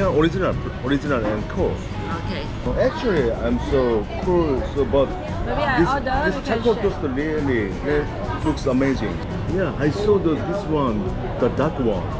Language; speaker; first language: English; non-native, learner; Korean